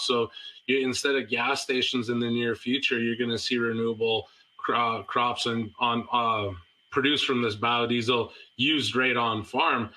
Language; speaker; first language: English; native; English